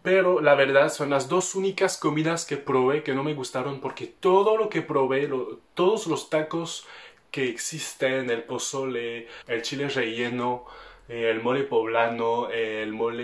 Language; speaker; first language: Spanish; non-native, fluent; French